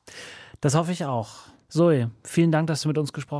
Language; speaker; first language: German; native; German